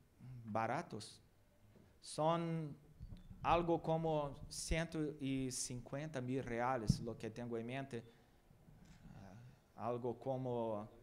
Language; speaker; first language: Spanish; non-native, learner; Portuguese